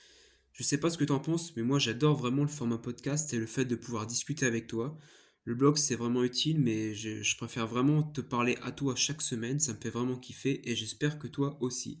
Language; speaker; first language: French; native; French